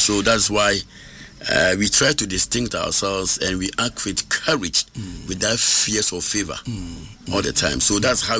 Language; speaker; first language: English; non-native, local second language; Akan